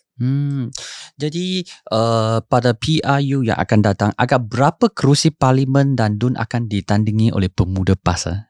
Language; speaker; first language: Malay; non-native, local second language; Chinese